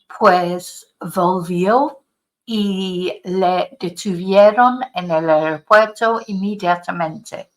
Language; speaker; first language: Spanish; non-native, fluent; English